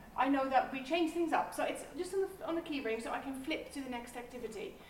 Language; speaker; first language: English; non-native, fluent; Dutch